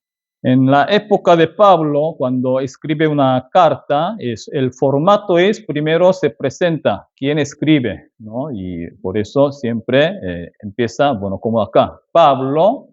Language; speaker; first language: Spanish; non-native, fluent; Korean